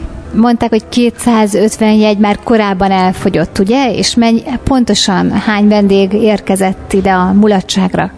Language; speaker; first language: Hungarian; native; Hungarian